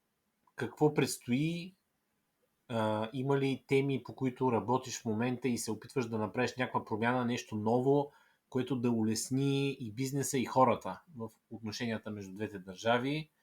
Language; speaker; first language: Bulgarian; native; Bulgarian